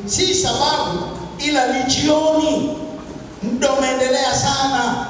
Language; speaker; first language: Swahili; native; Swahili